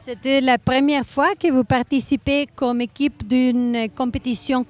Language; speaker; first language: French; non-native, learner; Spanish